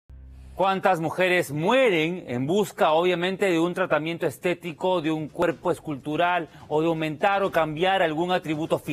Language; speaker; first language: Spanish; native; Spanish